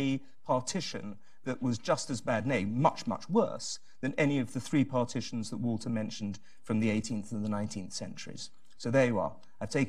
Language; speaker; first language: English; native; English